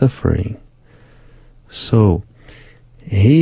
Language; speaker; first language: English; non-native, fluent; Portuguese